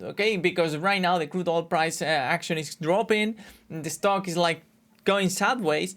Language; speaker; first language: English; non-native, fluent; Spanish